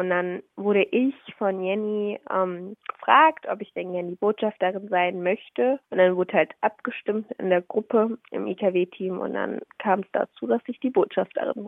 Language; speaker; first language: German; early bilingual, other home language; Somali